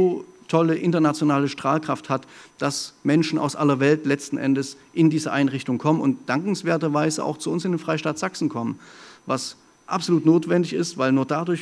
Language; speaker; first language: German; native; German